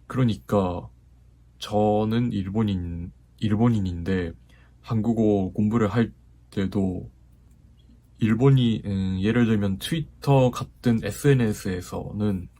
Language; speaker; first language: Korean; non-native, fluent; Japanese